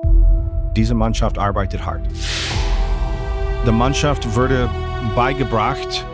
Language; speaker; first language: German; non-native, fluent; English